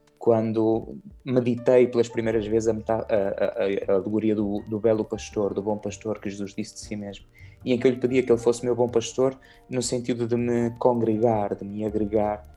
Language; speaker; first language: Portuguese; native; Portuguese